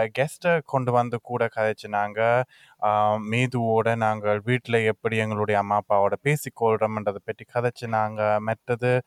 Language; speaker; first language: Tamil; native; Tamil